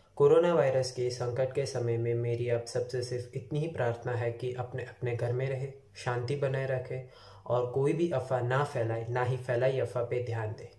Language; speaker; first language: Hindi; non-native, local second language; Gujarati